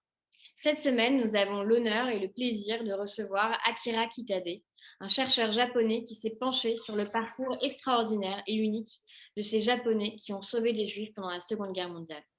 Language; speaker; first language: French; native; French